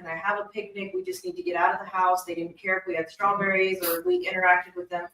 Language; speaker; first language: English; native; English